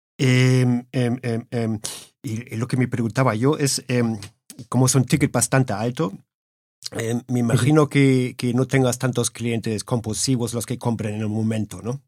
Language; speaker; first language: Spanish; early bilingual, heritage; Spanish